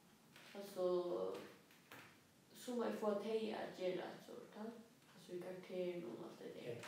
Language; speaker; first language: Danish; non-native, local second language; Faroese